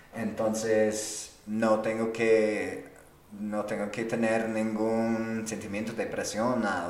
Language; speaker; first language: Spanish; non-native, fluent; English